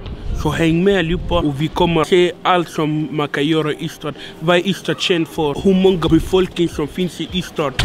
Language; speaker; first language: Swedish; non-native, fluent; Arabic